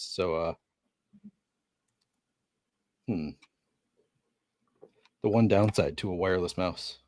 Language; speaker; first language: English; native; English